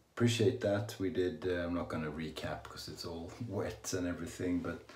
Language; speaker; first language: English; non-native, fluent; Swedish